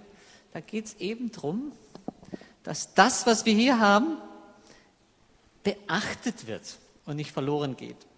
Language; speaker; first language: German; native; German